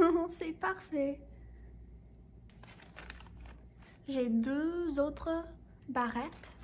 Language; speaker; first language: French; non-native, learner; English